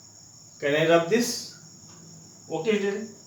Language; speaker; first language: English; non-native, local second language; Hindi